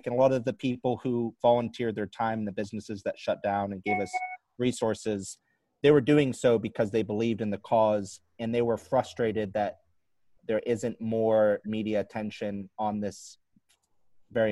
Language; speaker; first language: English; native; English